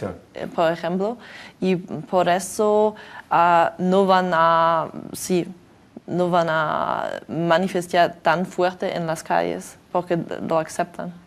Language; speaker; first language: Spanish; non-native, learner; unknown